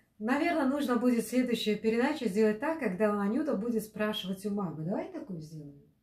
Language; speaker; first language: Russian; native; Russian